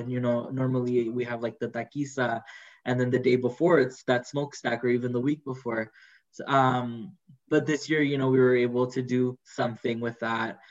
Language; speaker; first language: English; early bilingual, other home language; Spanish